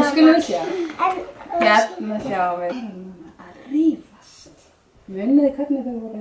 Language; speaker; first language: Icelandic; non-native, fluent; Danish